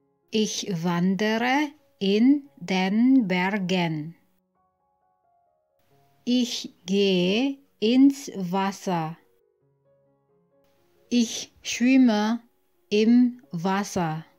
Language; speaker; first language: German; non-native, fluent; Indonesian